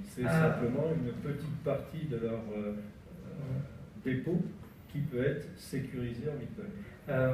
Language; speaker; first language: French; native; French